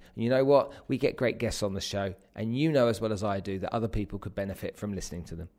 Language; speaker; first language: English; native; English